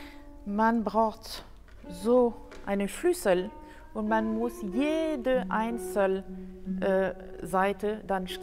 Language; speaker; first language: German; non-native, fluent; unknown